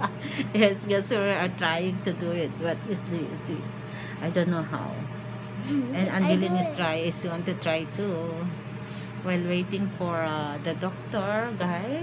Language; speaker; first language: English; non-native, local second language; Filipino